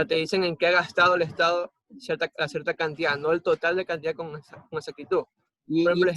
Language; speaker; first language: Spanish; native; Spanish